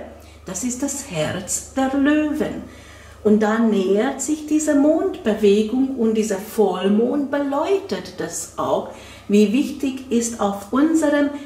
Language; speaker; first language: German; non-native, fluent; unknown